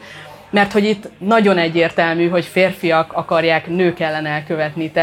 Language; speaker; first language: Hungarian; native; Hungarian